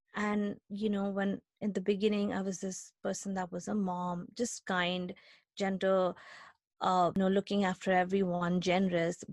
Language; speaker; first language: English; non-native, local second language; Hindi